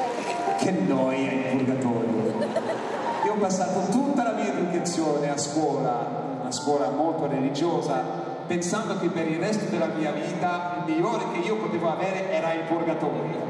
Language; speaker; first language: Italian; non-native, fluent; English